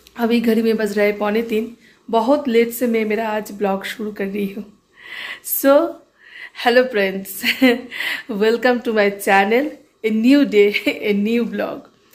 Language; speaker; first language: Hindi; non-native, local second language; Bangla